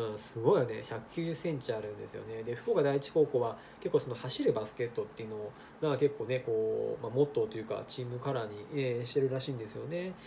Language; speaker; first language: Japanese; native; Japanese